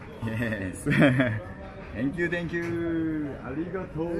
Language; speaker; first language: English; non-native, learner; Japanese